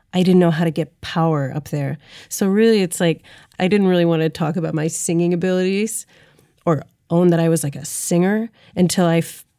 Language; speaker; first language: English; native; English